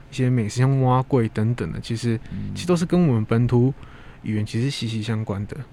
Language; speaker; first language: Chinese; native; Chinese